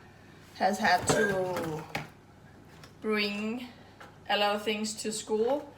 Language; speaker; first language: English; non-native, fluent; Danish